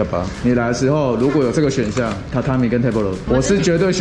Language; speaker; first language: Chinese; native; Chinese